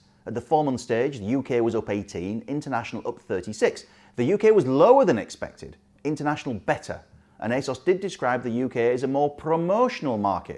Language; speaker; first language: English; native; English